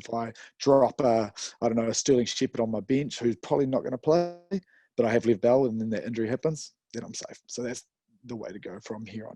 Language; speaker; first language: English; native; English